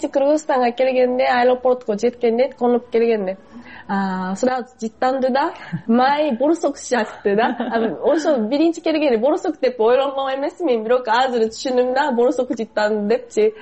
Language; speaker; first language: Kyrgyz; non-native, fluent; Japanese